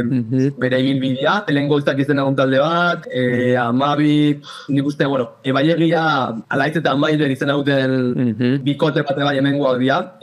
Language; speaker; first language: Basque; native; Basque